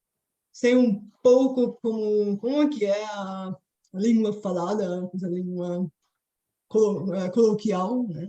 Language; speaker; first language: Portuguese; non-native, fluent; Bulgarian